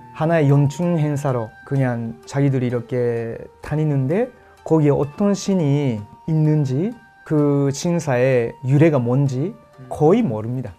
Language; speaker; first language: Korean; non-native, fluent; Japanese